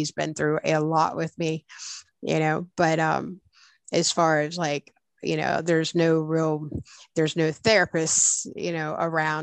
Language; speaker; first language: English; native; English